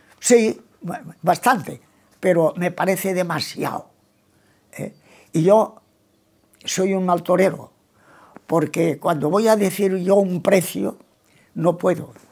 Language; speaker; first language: Spanish; non-native, local second language; Catalan